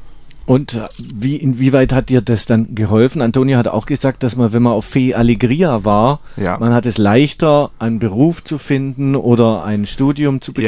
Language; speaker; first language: German; native; German